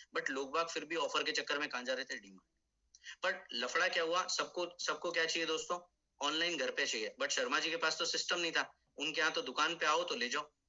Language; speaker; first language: Hindi; native; Hindi